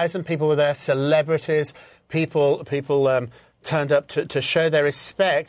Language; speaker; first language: English; native; English